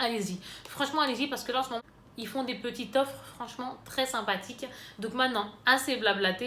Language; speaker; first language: French; native; French